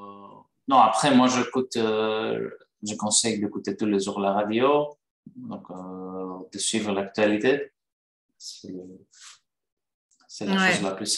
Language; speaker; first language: French; non-native, fluent; Greek